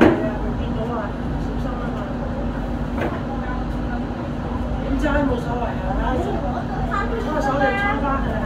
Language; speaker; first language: Cantonese; native; Cantonese